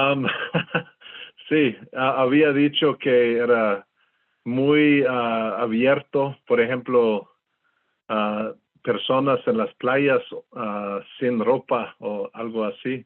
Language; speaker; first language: Spanish; non-native, fluent; English